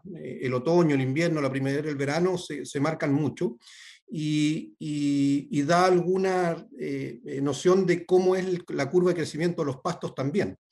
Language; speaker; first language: Spanish; native; Spanish